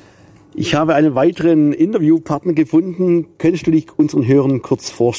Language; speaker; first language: German; native; German